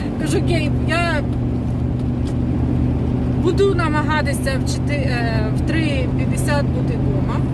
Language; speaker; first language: Ukrainian; non-native, local second language; Russian